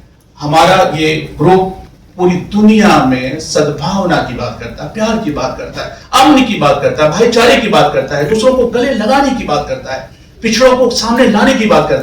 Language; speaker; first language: Hindi; native; Hindi